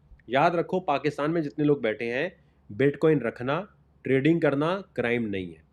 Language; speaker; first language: Urdu; native; Urdu